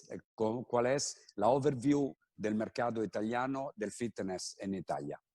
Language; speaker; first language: Spanish; non-native, fluent; Italian